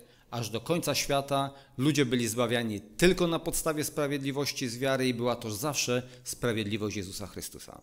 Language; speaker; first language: Polish; native; Polish